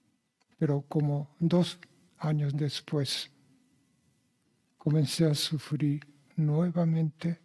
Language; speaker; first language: Spanish; non-native, fluent; Japanese